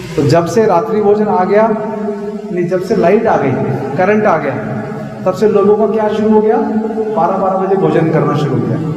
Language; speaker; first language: Hindi; native; Hindi